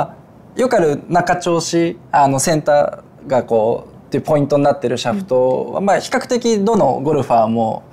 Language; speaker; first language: Japanese; native; Japanese